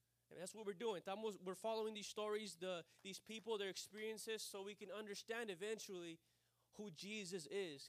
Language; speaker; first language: English; early bilingual, other home language; Spanish